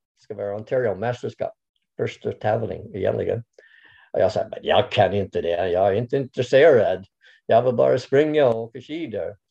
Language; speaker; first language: Swedish; non-native, fluent; English